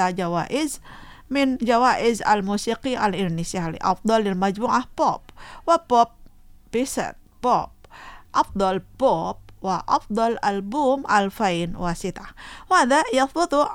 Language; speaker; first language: Arabic; non-native, fluent; Indonesian